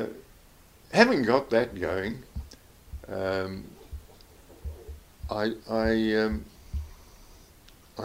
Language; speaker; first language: English; native; English